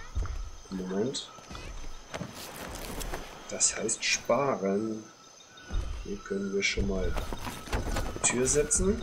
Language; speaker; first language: German; native; German